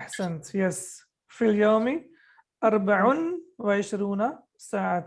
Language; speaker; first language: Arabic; non-native, fluent; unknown